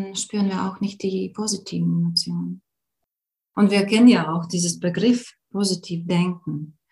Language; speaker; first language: German; non-native, fluent; Latvian